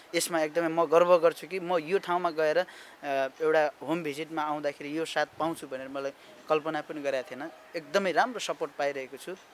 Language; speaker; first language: Nepali; non-native, local second language; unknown